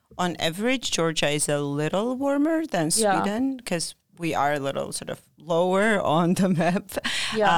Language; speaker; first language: English; non-native, fluent; Georgian